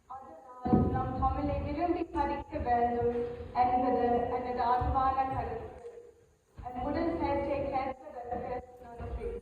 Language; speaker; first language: Tamil; early bilingual, heritage; Tamil